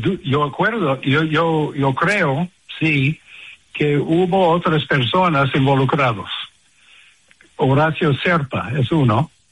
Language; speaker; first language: Spanish; non-native, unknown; English